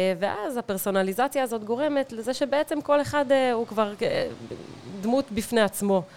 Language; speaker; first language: Hebrew; native; Hebrew